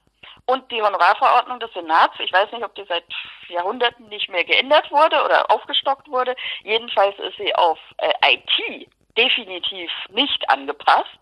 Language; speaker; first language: German; native; German